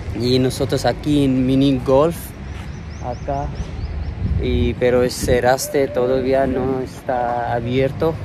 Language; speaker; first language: Spanish; non-native, learner; Urdu